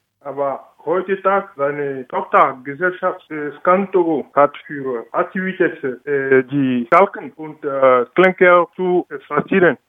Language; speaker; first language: German; non-native, learner; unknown